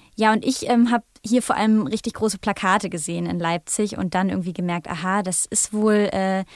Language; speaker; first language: German; native; German